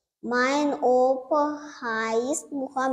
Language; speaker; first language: German; non-native, learner; Turkmen